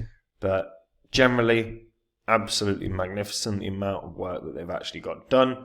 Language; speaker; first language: English; native; English